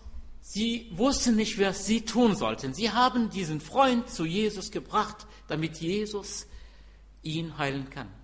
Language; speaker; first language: German; non-native, fluent; Arabic